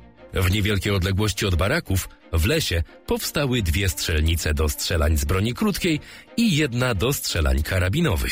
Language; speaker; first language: Polish; native; Polish